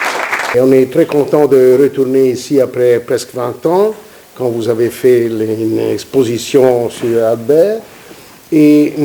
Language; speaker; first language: French; non-native, fluent; Italian